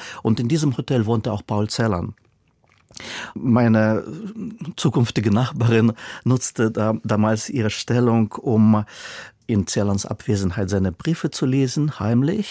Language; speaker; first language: German; non-native, fluent; Russian